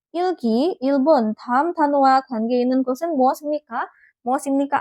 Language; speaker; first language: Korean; non-native, fluent; Indonesian